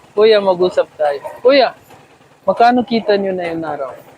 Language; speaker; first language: Filipino; non-native, learner; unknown